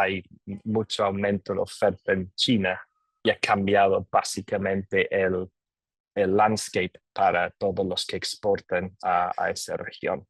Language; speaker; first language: Spanish; non-native, fluent; English